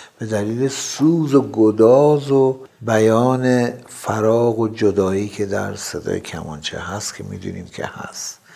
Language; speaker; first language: Persian; non-native, local second language; Azerbaijani